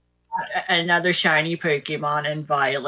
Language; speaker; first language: English; native; English